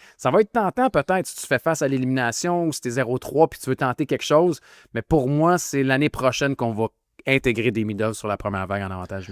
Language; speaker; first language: French; native; French